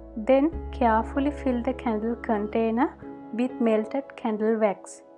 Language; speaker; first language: English; non-native, fluent; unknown